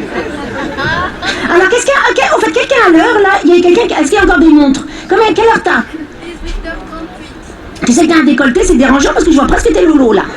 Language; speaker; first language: French; native; French